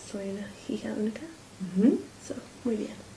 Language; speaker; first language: Spanish; non-native, learner; English